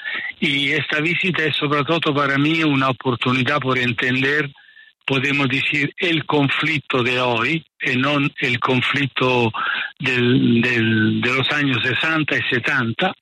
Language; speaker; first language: Spanish; non-native, fluent; Italian